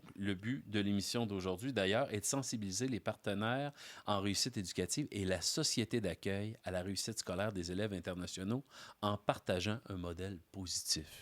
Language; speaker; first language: French; native; French